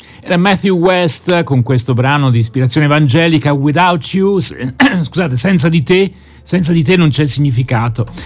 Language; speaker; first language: Italian; native; Italian